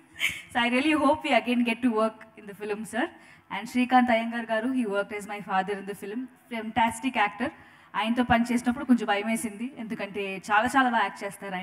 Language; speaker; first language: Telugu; non-native, fluent; Tamil